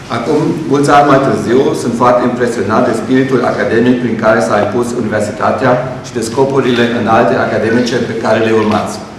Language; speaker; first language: Romanian; non-native, local second language; German